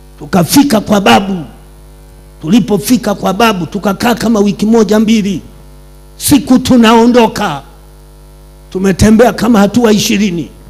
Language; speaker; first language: Swahili; non-native, local second language; Sukuma